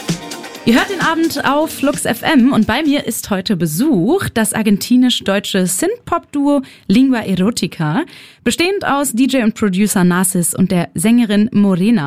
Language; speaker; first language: German; native; German